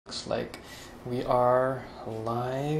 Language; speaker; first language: English; non-native, local second language; Filipino